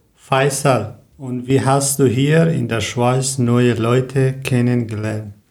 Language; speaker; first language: German; non-native, learner; Persian